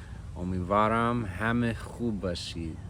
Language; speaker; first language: Persian; non-native, fluent; English